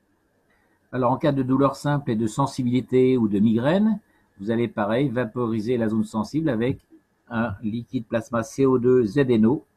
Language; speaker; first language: French; native; French